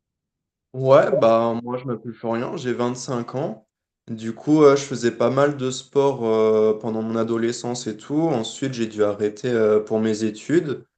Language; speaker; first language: French; native; French